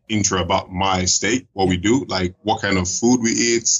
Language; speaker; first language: English; non-native, local second language; Igbo